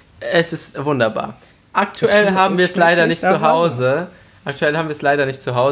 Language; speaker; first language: German; native; German